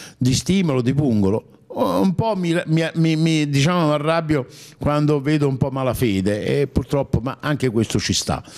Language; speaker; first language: Italian; native; Italian